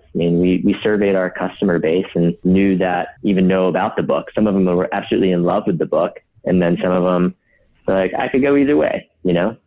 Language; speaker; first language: English; native; English